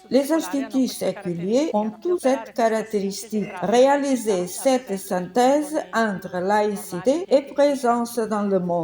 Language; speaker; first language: French; non-native, fluent; Italian